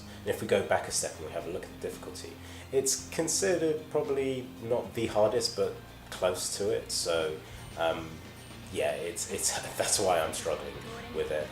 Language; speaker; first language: English; native; English